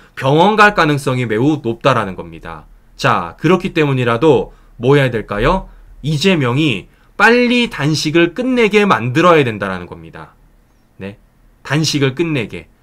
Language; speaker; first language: Korean; native; Korean